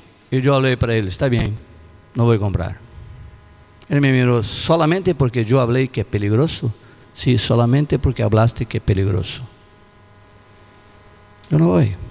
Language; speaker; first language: Spanish; non-native, learner; Portuguese